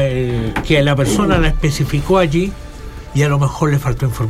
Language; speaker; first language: Spanish; native; Spanish